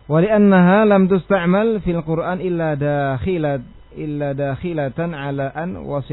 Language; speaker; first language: Arabic; non-native, fluent; Indonesian